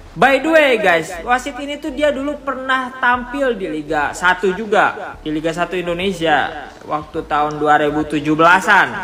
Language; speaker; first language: Indonesian; native; Indonesian